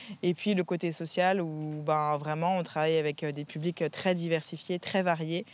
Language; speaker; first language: French; native; French